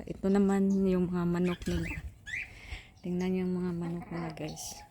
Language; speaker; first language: Filipino; non-native, local second language; Cebuano